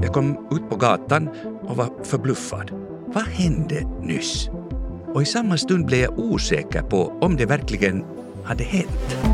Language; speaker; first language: Swedish; native; Swedish